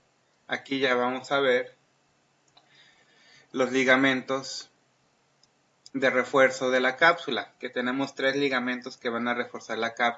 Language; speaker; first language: Spanish; native; Spanish